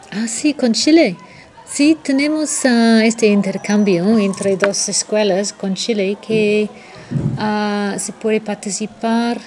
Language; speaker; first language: Spanish; non-native, fluent; English